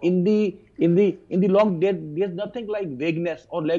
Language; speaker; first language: English; non-native, local second language; Dogri